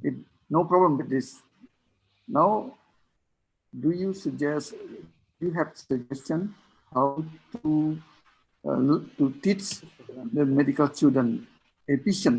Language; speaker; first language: English; non-native, learner; Indonesian